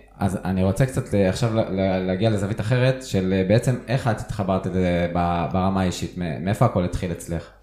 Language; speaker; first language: Hebrew; native; Hebrew